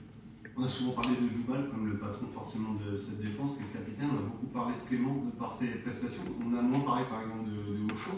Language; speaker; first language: French; native; French